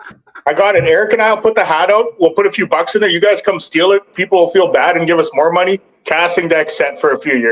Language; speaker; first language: English; native; English